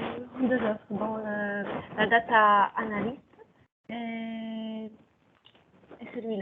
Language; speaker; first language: French; non-native, fluent; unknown